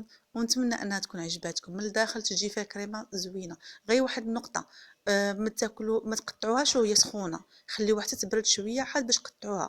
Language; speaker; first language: Arabic; native; Arabic